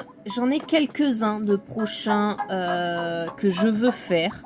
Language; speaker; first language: French; native; French